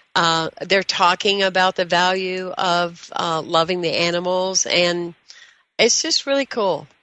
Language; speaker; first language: English; native; English